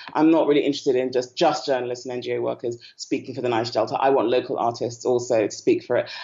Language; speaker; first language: English; native; English